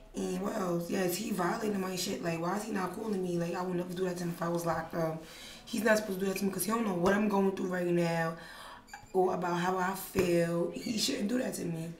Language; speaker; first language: English; native; English